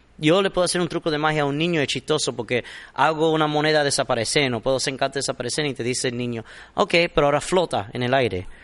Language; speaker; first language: Spanish; early bilingual, heritage; Spanish